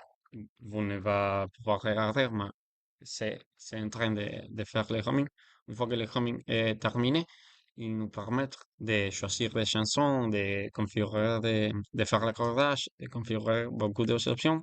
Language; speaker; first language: French; non-native, learner; Spanish